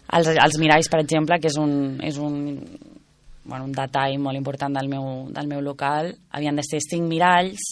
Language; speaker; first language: Catalan; native; Catalan